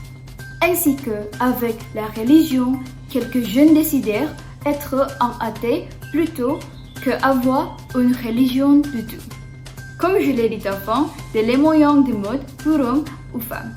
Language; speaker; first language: French; non-native, learner; Indonesian